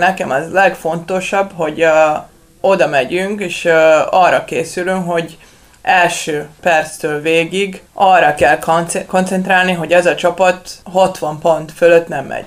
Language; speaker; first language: Hungarian; non-native, learner; Serbian